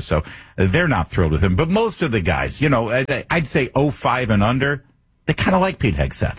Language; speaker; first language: English; native; English